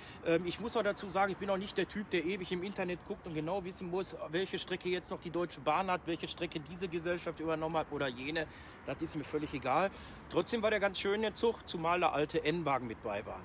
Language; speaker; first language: German; native; German